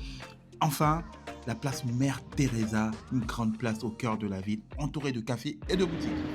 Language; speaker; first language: French; native; French